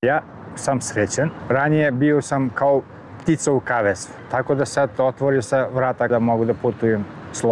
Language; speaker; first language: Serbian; non-native, learner; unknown